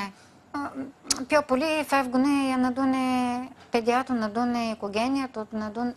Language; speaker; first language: Greek; non-native, fluent; Bulgarian